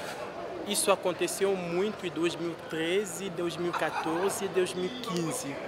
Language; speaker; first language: Portuguese; non-native, fluent; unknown